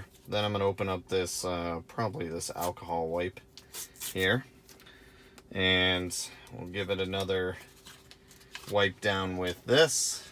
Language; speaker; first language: English; native; English